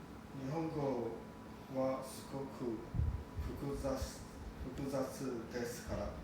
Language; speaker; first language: Japanese; non-native, learner; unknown